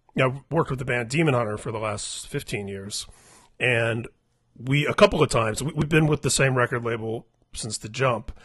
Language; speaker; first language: English; native; English